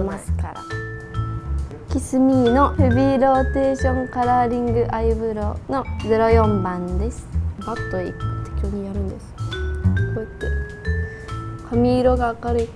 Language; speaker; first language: Japanese; native; Japanese